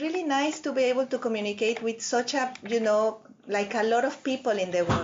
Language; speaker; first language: English; non-native, fluent; Spanish